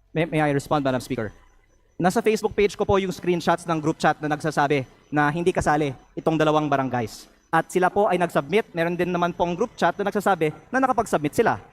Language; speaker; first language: Filipino; native; Filipino